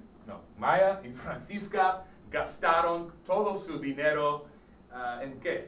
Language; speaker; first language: Spanish; non-native, fluent; English